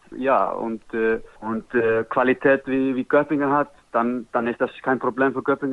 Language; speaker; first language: German; non-native, learner; Icelandic